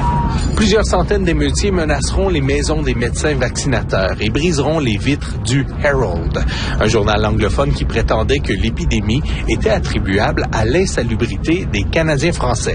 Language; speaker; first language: French; native; French